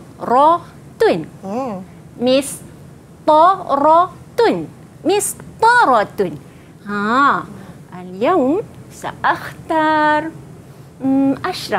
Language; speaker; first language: Arabic; non-native, fluent; Malay